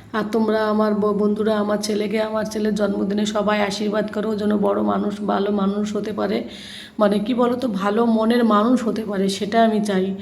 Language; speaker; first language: Bangla; native; Bangla